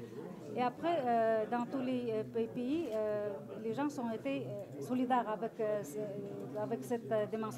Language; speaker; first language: French; non-native, fluent; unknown